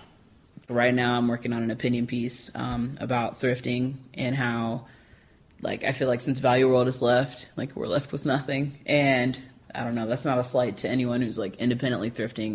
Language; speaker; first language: English; native; English